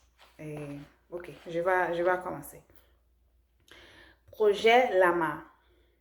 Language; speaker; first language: French; non-native, learner; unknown